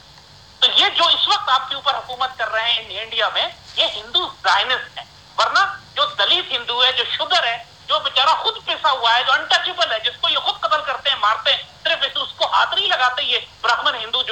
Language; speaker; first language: Urdu; native; Urdu